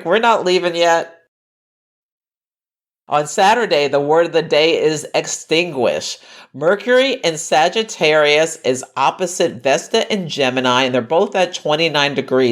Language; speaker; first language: English; native; English